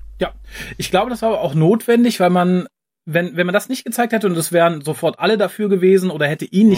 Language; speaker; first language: German; native; German